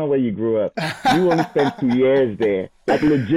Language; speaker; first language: English; non-native, local second language; Igbo